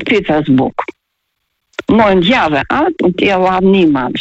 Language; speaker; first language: German; non-native, fluent; Russian